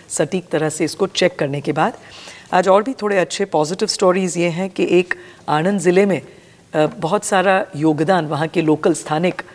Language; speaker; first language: Hindi; non-native, local second language; Gujarati